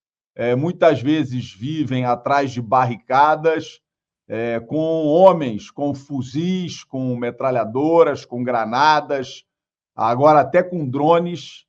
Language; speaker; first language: Portuguese; native; Portuguese